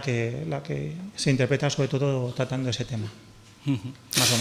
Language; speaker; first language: Spanish; native; Spanish